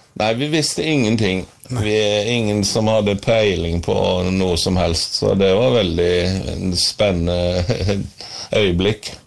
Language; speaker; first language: Norwegian; native; Norwegian